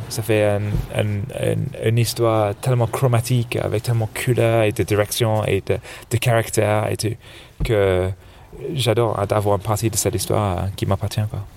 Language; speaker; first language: French; non-native, fluent; English